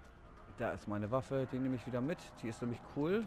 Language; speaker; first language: German; native; German